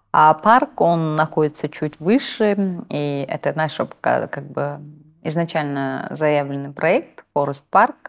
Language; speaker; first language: Russian; non-native, local second language; Kazakh